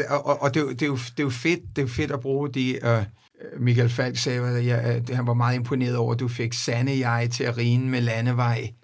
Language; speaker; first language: Danish; native; Danish